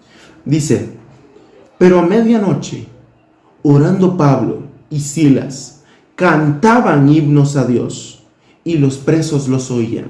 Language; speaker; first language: Spanish; native; Spanish